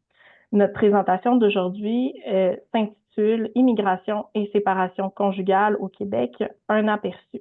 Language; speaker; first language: French; native; French